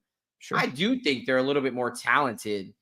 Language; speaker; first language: English; native; English